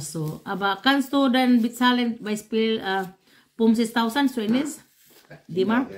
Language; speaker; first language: German; non-native, learner; Cebuano